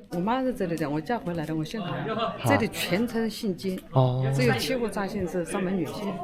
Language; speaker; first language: Chinese; native; Chinese